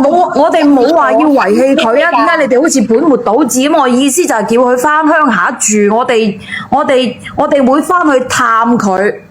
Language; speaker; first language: Cantonese; native; Cantonese